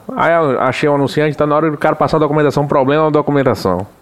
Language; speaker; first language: Portuguese; native; Portuguese